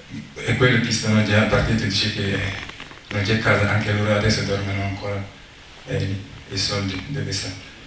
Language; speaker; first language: Italian; non-native, learner; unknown